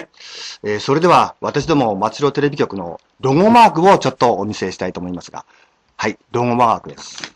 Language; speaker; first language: Japanese; native; Japanese